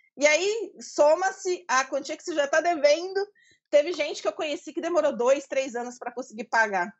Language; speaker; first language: Portuguese; native; Portuguese